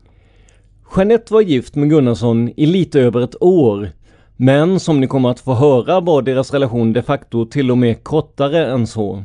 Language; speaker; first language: Swedish; native; Swedish